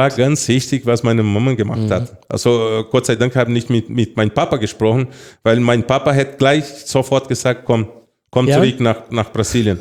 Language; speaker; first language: German; non-native, fluent; Portuguese